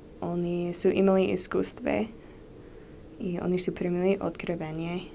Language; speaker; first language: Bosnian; non-native, learner; English